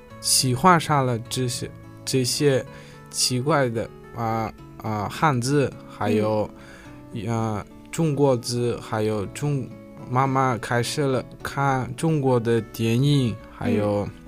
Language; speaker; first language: Chinese; non-native, learner; Uzbek